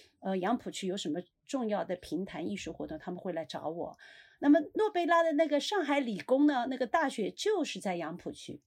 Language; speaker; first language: Chinese; native; Chinese